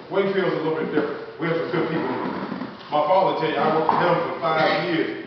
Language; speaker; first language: English; native; English